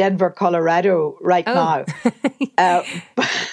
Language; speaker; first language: English; native; English